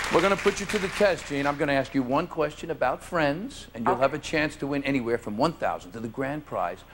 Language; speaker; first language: English; native; English